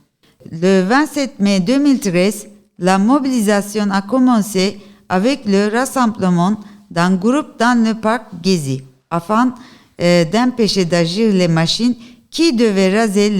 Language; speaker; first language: French; non-native, learner; Turkish